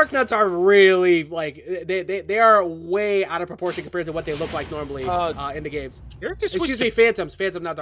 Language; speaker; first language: English; native; English